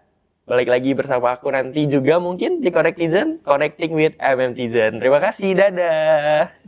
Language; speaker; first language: Indonesian; native; Indonesian